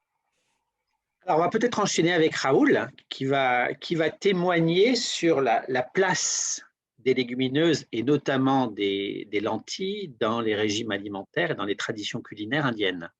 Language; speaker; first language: French; native; French